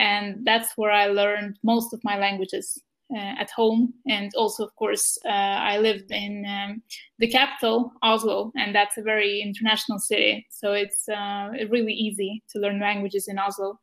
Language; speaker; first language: English; non-native, fluent; Ukrainian